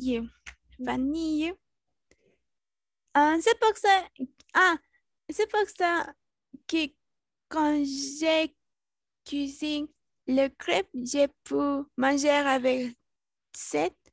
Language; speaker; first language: French; non-native, learner; Spanish